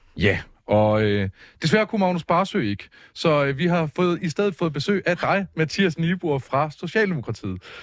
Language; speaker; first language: Danish; native; Danish